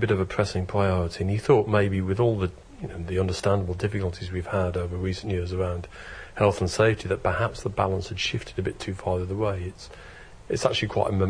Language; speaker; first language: English; native; English